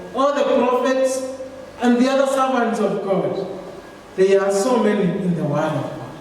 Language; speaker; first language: English; non-native, local second language; Swahili